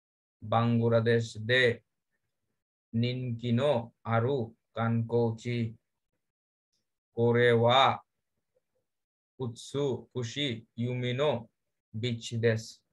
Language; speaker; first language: Japanese; non-native, learner; Bangla